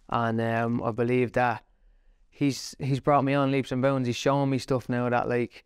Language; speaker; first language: English; native; English